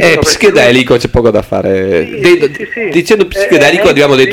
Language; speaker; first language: Italian; native; Italian